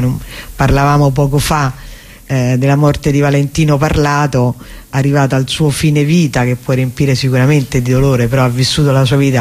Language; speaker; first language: Italian; native; Italian